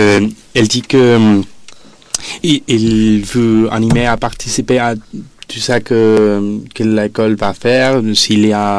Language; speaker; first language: French; non-native, learner; Spanish